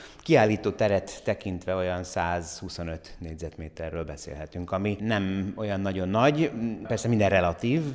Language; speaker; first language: Hungarian; native; Hungarian